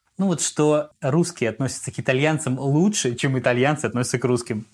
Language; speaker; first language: Russian; native; Russian